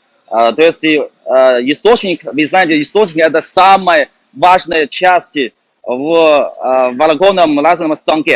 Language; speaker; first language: Russian; non-native, learner; Chinese